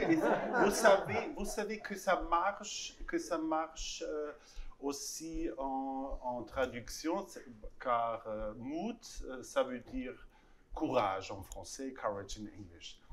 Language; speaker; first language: French; non-native, learner; German